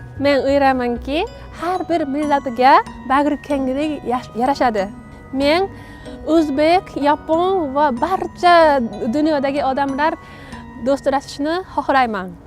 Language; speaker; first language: Uzbek; non-native, fluent; Japanese